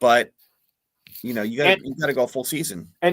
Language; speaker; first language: English; native; English